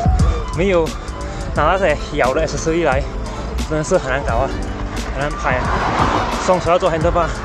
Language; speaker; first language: Chinese; native; Chinese